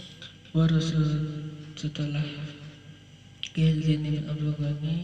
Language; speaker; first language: Indonesian; native; Indonesian